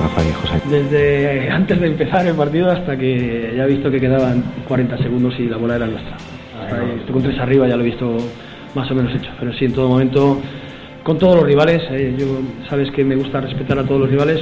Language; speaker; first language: Spanish; native; Spanish